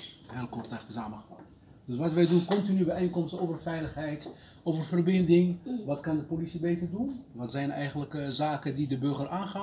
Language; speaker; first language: Dutch; early bilingual, other home language; Arabic